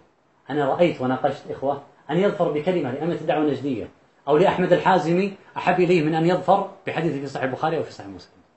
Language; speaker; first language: Arabic; native; Arabic